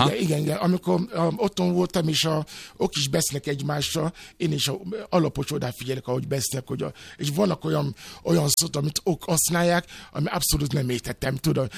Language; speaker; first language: Hungarian; non-native, fluent; Yoruba